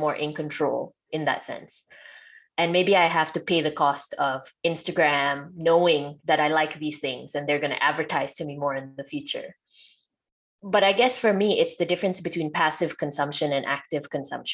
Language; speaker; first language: English; non-native, local second language; Malay